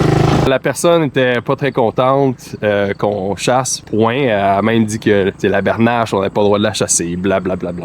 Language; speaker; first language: French; native; French